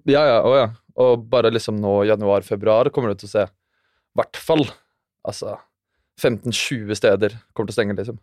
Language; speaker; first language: Norwegian; native; Norwegian